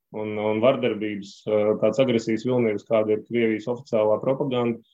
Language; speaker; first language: Latvian; native; Latvian